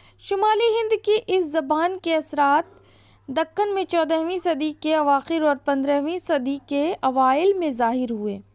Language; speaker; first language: Urdu; native; Urdu